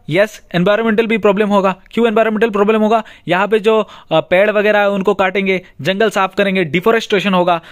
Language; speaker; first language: Hindi; non-native, local second language; Bangla